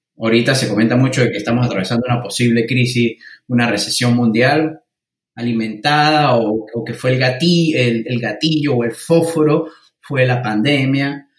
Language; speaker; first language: Spanish; native; Spanish